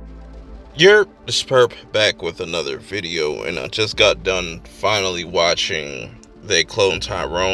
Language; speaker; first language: English; native; English